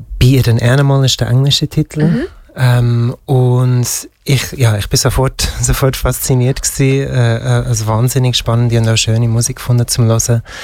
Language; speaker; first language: German; native; German